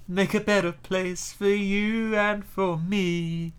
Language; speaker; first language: English; native; English